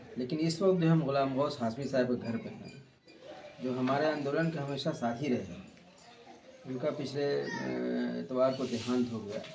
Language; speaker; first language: Hindi; native; Hindi